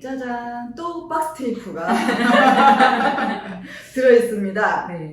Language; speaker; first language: Korean; native; Korean